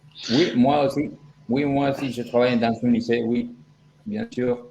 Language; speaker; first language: French; non-native, fluent; Spanish